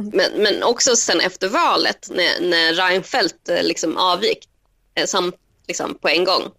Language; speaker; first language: Swedish; early bilingual, other home language; Spanish